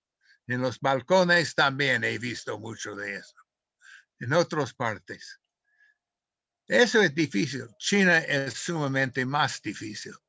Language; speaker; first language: Spanish; non-native, fluent; English